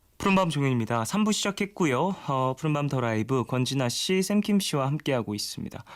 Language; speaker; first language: Korean; native; Korean